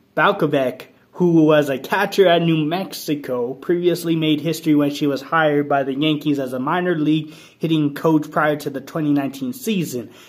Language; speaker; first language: English; native; English